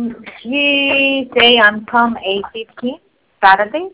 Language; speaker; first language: English; non-native, learner; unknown